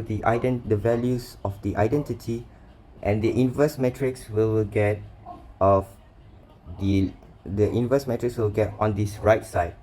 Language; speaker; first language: English; non-native, local second language; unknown